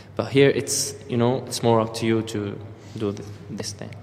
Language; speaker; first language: English; non-native, fluent; Arabic